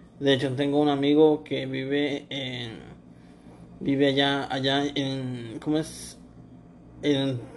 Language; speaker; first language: Spanish; native; Spanish